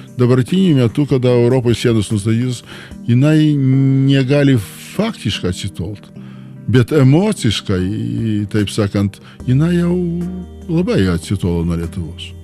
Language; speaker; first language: Lithuanian; non-native, local second language; Polish